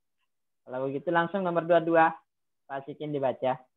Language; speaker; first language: Indonesian; native; Indonesian